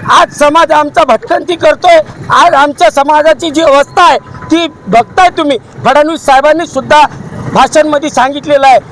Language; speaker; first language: Marathi; non-native, local second language; Lambadi